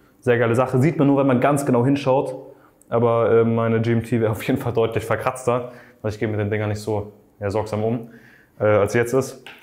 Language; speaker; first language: German; native; German